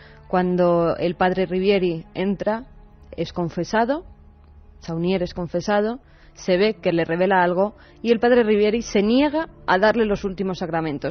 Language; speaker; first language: Spanish; native; Spanish